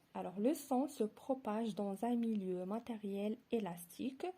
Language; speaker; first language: French; non-native, local second language; Arabic